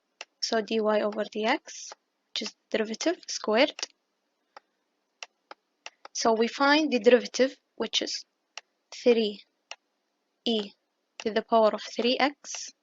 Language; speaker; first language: English; non-native, fluent; Arabic